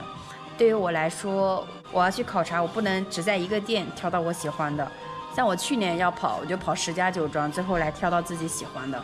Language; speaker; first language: Chinese; native; Chinese